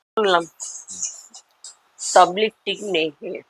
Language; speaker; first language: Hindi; non-native, local second language; Bangla